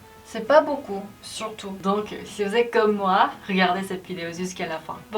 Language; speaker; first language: French; non-native, learner; Korean